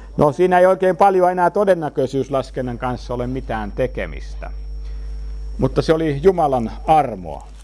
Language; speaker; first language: Finnish; native; Finnish